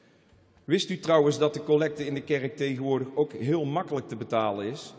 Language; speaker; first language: Dutch; native; Dutch